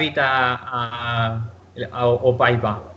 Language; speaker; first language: French; non-native, learner; Spanish